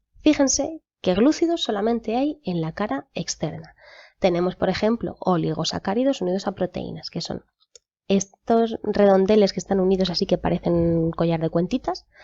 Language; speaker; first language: Spanish; native; Spanish